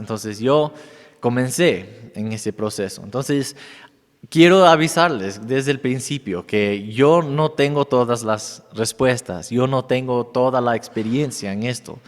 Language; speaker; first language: Spanish; non-native, fluent; English